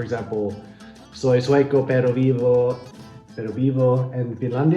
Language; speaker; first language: Spanish; non-native, learner; Swedish